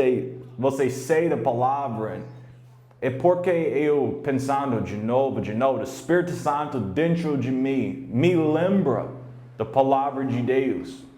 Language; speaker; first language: Portuguese; non-native, learner; English